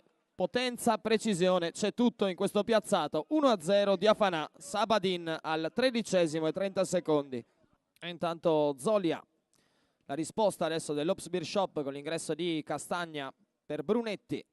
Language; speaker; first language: Italian; native; Italian